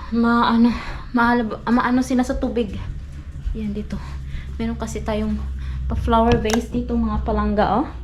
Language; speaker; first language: Filipino; non-native, local second language; Hiligaynon